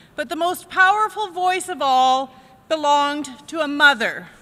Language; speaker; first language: English; native; English